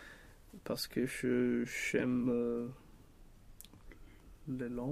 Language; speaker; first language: French; non-native, learner; Swedish